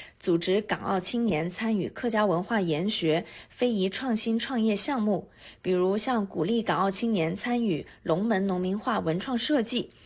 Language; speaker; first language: Chinese; non-native, local second language; Hakka Chinese